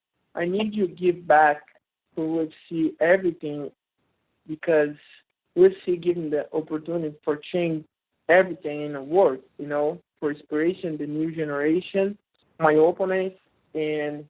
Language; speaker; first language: English; non-native, learner; Portuguese